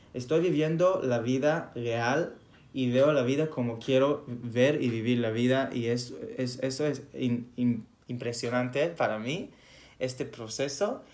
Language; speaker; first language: Spanish; non-native, fluent; Hebrew